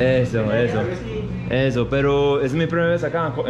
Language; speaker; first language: Spanish; non-native, learner; English